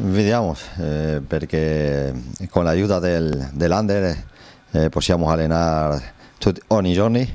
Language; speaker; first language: Italian; non-native, learner; Spanish